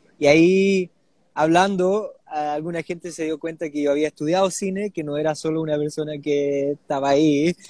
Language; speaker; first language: Spanish; early bilingual, heritage; Spanish